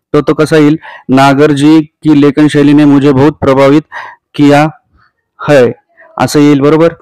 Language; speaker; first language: Hindi; non-native, local second language; Marathi